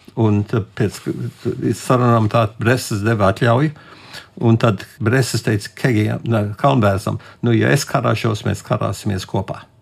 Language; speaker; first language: Latvian; early bilingual, heritage; Latvian